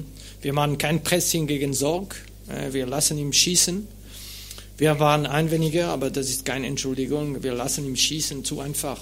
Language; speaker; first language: German; non-native, local second language; French